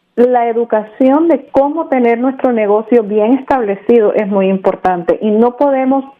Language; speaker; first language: Spanish; native; Spanish